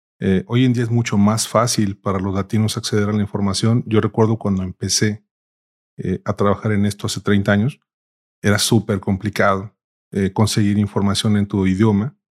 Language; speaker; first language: Spanish; native; Spanish